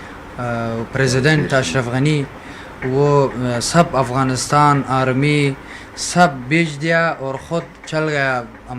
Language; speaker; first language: Hindi; non-native, learner; Persian